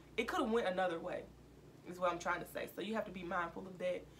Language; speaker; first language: English; native; English